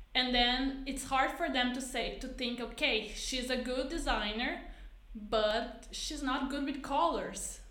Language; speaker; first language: English; non-native, fluent; Portuguese